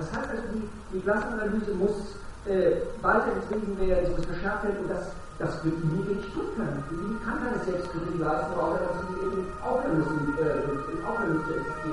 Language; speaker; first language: German; native; German